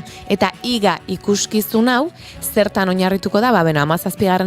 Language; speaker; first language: Basque; native; Basque